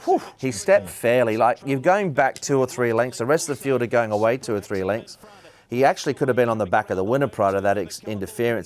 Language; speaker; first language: English; native; English